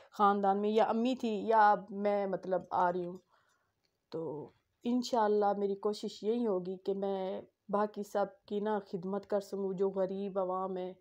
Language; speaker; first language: Urdu; non-native, local second language; Saraiki